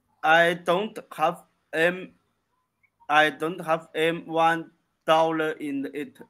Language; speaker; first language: English; non-native, learner; Chinese